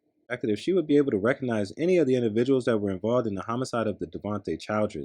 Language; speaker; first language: English; native; English